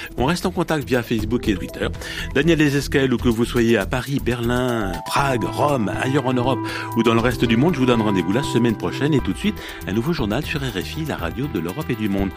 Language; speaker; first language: French; native; French